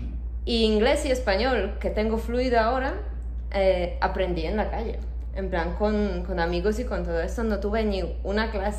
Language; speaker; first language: Spanish; non-native, fluent; Polish